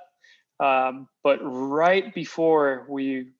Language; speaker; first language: English; non-native, fluent; Spanish